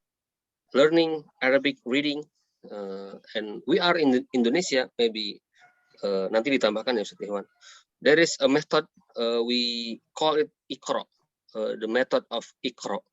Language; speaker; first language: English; non-native, learner; Indonesian